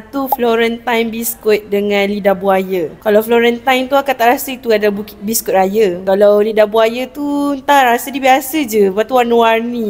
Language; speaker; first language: Malay; native; Malay